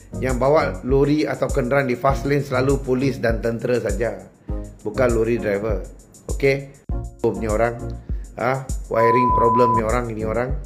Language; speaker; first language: Malay; non-native, local second language; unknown